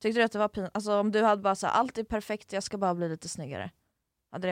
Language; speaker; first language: Swedish; native; Swedish